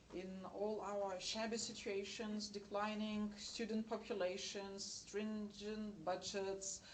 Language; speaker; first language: English; non-native, fluent; Lithuanian